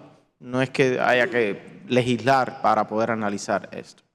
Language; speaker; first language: Spanish; native; Spanish